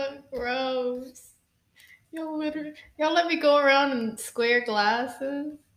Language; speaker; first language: English; early bilingual, other home language; Spanish